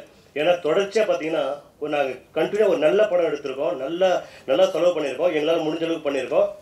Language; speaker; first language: Tamil; native; Tamil